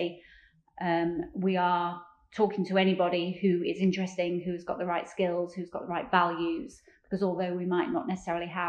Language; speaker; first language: English; native; English